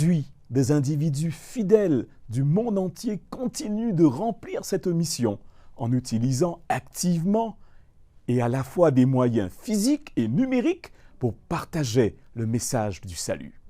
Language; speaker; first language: French; native; French